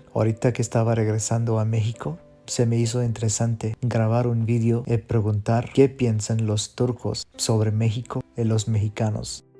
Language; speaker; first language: Spanish; non-native, fluent; Urdu